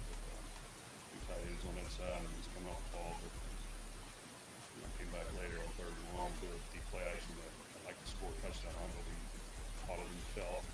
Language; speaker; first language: English; native; English